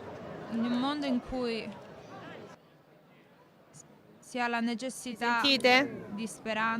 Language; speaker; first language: Italian; native; Italian